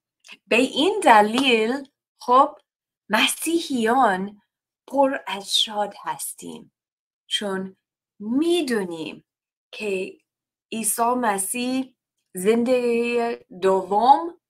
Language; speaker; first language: Persian; non-native, learner; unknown